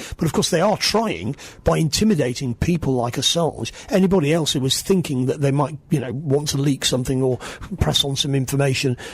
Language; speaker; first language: English; native; English